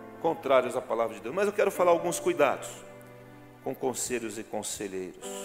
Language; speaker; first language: Portuguese; native; Portuguese